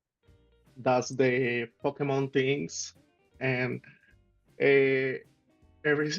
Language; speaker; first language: English; non-native, learner; Spanish